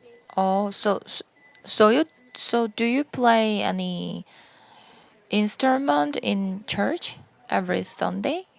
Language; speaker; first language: English; non-native, learner; Korean